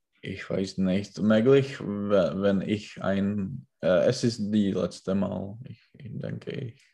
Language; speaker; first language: German; non-native, learner; Czech